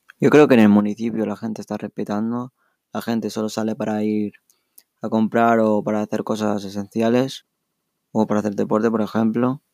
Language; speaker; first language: Spanish; early bilingual, other home language; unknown